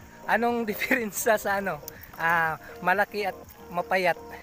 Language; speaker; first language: Filipino; non-native, local second language; Cebuano